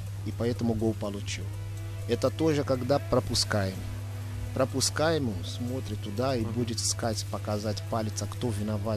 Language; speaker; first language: Russian; non-native, fluent; Portuguese